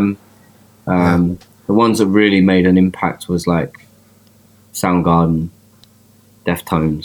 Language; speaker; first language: English; native; English